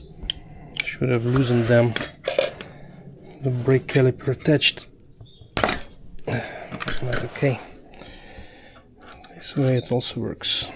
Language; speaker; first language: English; non-native, fluent; German